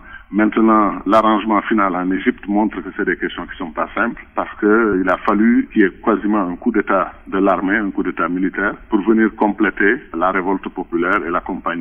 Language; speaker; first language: French; non-native, local second language; Wolof